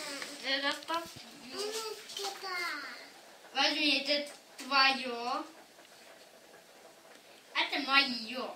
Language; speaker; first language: Russian; early bilingual, other home language; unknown